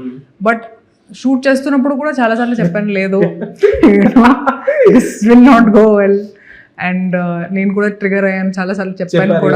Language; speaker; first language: Telugu; non-native, fluent; Hindi